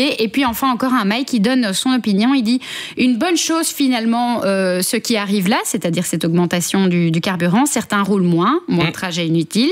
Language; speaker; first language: French; native; French